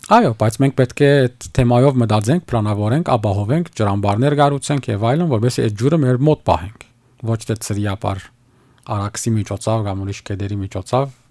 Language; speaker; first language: Armenian; early bilingual, heritage; Armenian